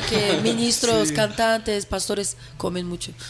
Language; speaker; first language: Spanish; non-native, fluent; Portuguese